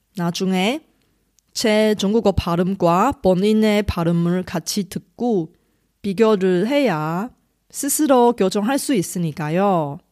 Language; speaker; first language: Korean; non-native, fluent; Chinese